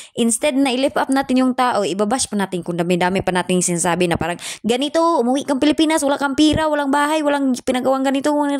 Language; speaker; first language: Filipino; non-native, local second language; Cebuano